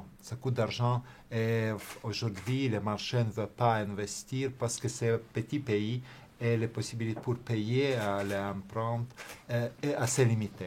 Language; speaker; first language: French; non-native, fluent; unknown